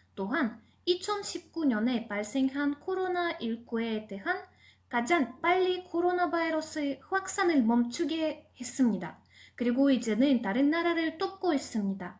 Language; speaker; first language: Korean; non-native, fluent; Russian